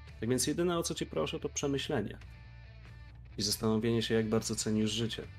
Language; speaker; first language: Polish; native; Polish